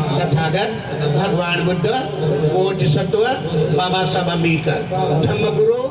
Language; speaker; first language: Hindi; non-native, local second language; Marathi